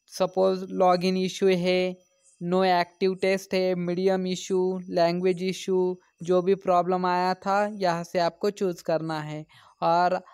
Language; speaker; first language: Hindi; non-native, local second language; Marathi